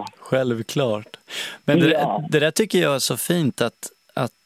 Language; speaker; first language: Swedish; native; Swedish